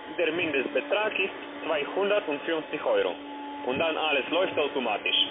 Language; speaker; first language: German; non-native, learner; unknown